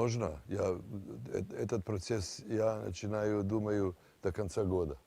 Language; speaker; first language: Russian; non-native, fluent; Serbian